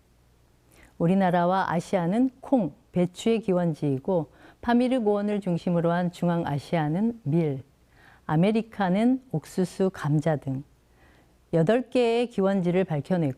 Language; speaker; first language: Korean; native; Korean